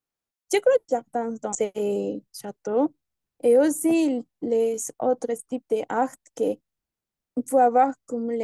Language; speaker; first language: French; non-native, learner; Spanish